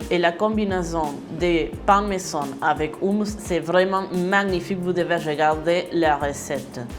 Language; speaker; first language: French; non-native, learner; Spanish